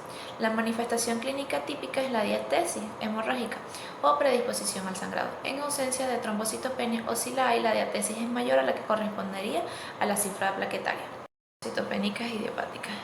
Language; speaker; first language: Spanish; native; Spanish